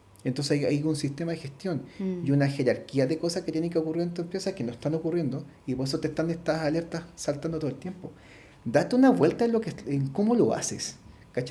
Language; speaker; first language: Spanish; native; Spanish